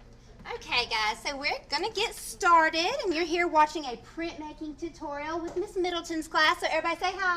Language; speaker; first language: English; native; English